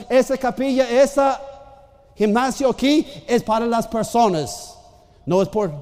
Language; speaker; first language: Spanish; non-native, fluent; English